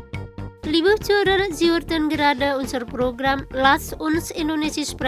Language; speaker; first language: German; non-native, learner; Indonesian